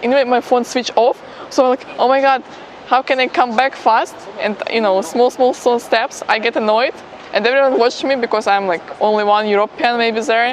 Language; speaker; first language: English; non-native, fluent; Ukrainian